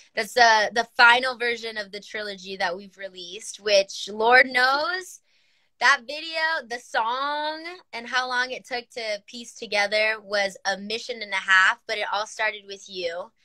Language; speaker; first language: English; early bilingual, other home language; Spanish